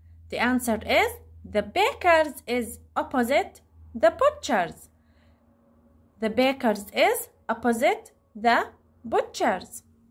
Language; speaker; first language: English; non-native, fluent; Arabic